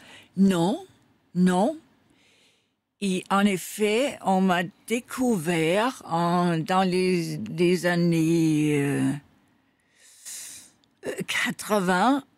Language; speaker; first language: French; non-native, fluent; Danish